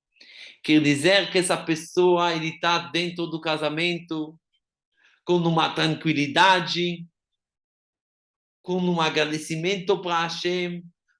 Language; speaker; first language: Portuguese; non-native, fluent; Hebrew